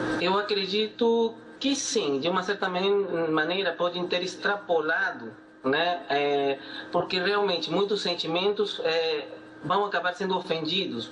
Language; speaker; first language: Portuguese; non-native, fluent; Spanish